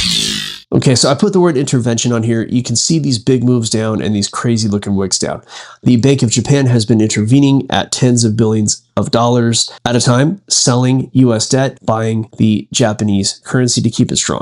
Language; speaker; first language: English; native; English